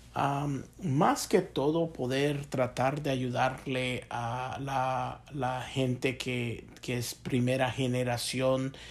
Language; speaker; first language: Spanish; early bilingual, heritage; Spanish